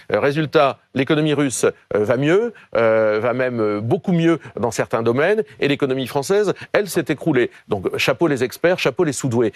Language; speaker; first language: French; native; French